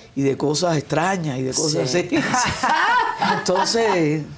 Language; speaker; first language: Spanish; native; Spanish